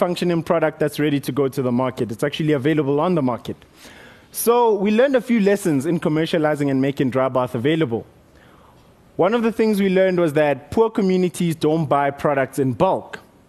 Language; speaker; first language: English; non-native, local second language; Northern Sotho